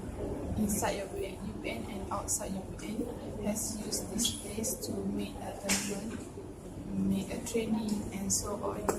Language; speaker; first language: English; non-native, local second language; Malay